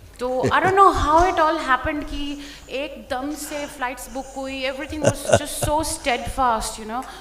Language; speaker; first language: Hindi; native; Hindi